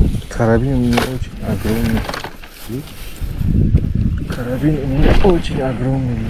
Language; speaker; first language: Russian; non-native, local second language; Uzbek